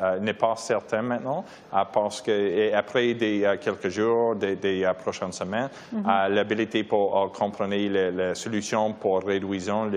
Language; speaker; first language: French; non-native, local second language; English